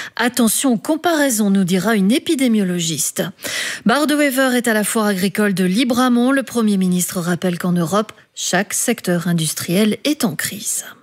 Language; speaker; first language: French; native; French